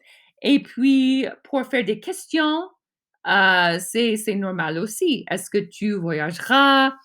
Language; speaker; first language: French; non-native, fluent; English